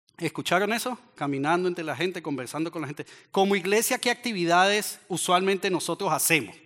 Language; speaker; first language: Spanish; native; Spanish